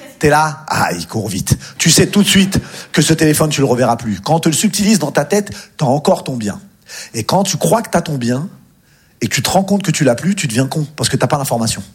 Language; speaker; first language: French; native; French